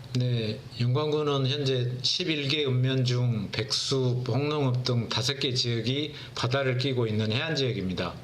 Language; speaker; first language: Korean; native; Korean